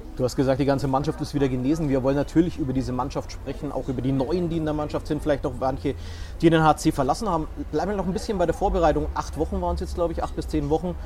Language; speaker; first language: German; non-native, fluent; Spanish